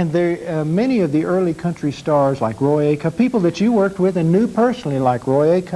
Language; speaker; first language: English; native; English